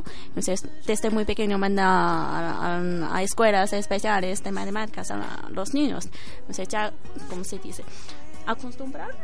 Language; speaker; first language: Spanish; non-native, learner; Chinese